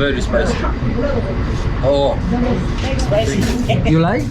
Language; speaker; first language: English; non-native, learner; Polish